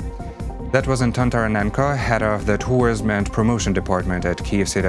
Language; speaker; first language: English; non-native, fluent; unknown